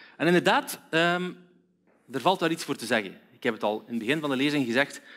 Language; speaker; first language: Dutch; native; Dutch